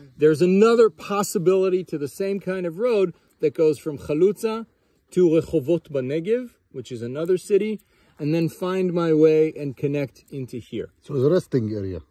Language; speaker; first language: English; non-native, fluent; Hebrew